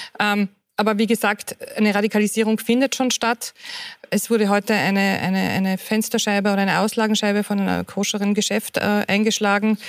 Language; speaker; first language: German; native; German